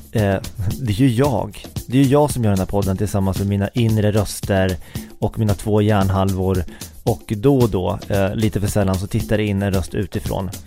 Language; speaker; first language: Swedish; native; Swedish